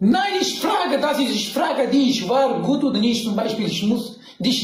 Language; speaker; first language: German; non-native, learner; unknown